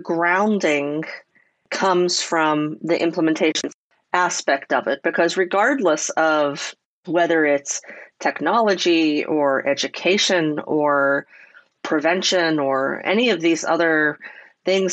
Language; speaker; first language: English; native; English